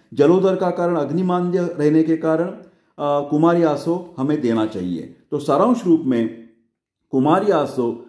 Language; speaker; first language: Hindi; non-native, local second language; Marathi